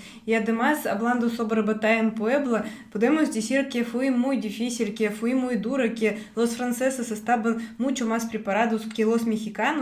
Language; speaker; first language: Spanish; non-native, fluent; Russian